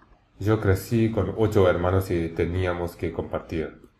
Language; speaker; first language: Spanish; non-native, learner; English